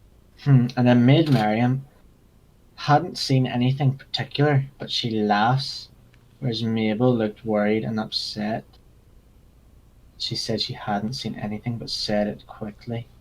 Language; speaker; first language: English; native; English